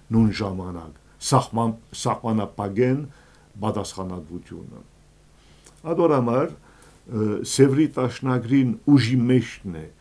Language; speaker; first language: Armenian; early bilingual, heritage; Armenian